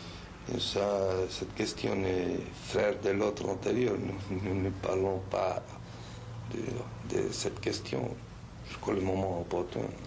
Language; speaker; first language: French; non-native, fluent; Spanish